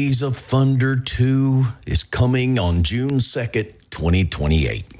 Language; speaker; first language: English; native; English